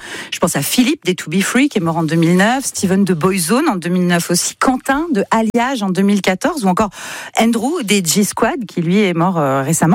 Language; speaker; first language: French; native; French